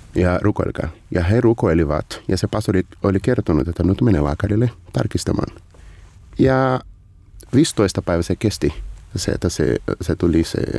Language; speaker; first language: Finnish; non-native, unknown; Portuguese